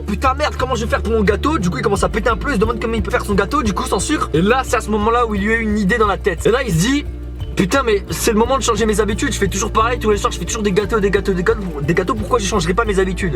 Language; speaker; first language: French; native; French